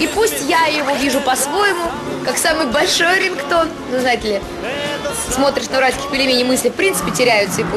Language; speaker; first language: Russian; native; Russian